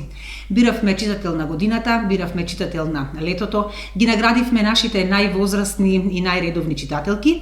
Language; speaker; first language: Macedonian; native; Macedonian